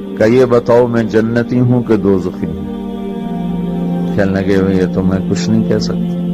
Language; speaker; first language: Urdu; non-native, local second language; Punjabi